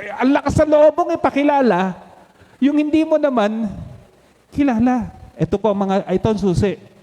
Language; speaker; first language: Filipino; native; Filipino